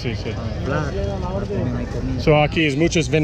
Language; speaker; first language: Spanish; non-native, learner; English